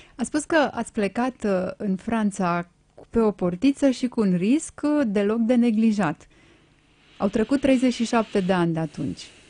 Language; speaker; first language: Romanian; native; Romanian